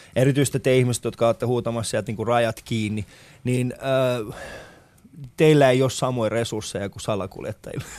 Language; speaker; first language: Finnish; early bilingual, other home language; Persian